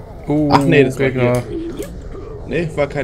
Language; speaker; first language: German; native; German